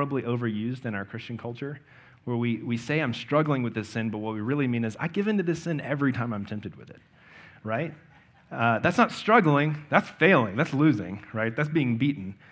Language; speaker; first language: English; native; English